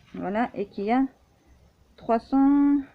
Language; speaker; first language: French; native; French